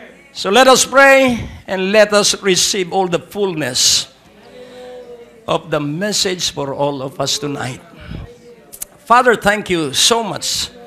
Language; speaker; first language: English; non-native, local second language; Filipino